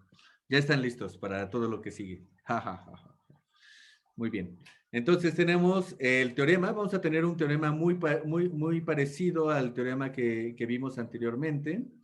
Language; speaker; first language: Spanish; native; Spanish